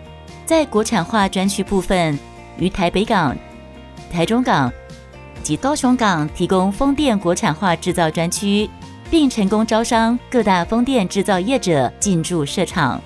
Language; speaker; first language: Chinese; native; Chinese